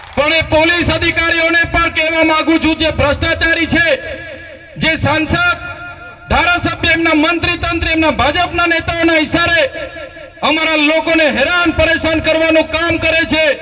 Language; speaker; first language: Gujarati; non-native, local second language; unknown